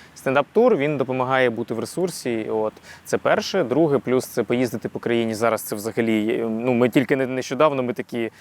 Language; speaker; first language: Ukrainian; non-native, local second language; Russian